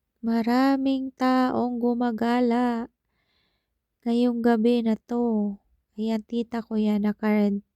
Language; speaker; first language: Filipino; non-native, local second language; Cebuano